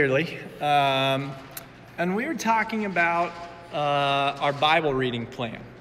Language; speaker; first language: English; native; English